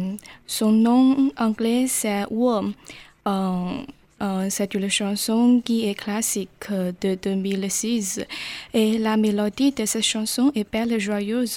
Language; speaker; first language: French; non-native, learner; Chinese